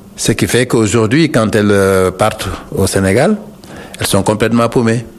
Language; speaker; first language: French; non-native, local second language; Wolof